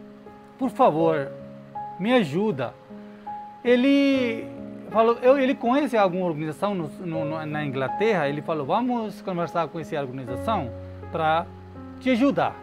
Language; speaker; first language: Portuguese; non-native, learner; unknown